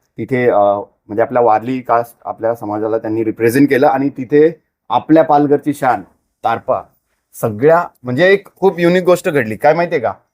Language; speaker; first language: Marathi; native; Marathi